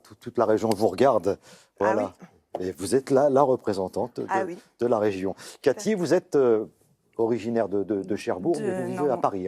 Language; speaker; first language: French; native; French